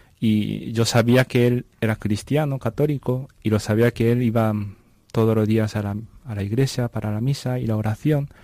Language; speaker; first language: Spanish; non-native, fluent; Japanese